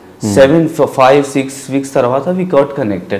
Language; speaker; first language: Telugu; non-native, learner; Hindi